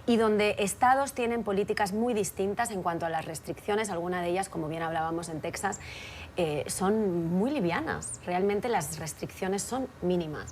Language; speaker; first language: Spanish; native; Spanish